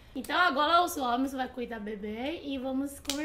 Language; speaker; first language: Portuguese; non-native, fluent; Chinese